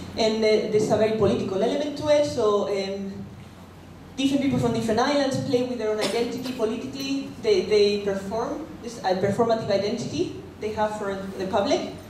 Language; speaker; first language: English; non-native, fluent; Spanish